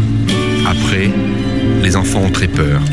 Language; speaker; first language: French; non-native, learner; Arabic